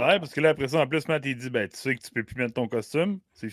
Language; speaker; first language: French; native; French